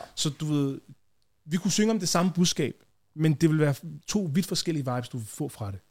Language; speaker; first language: Danish; early bilingual, other home language; Ganda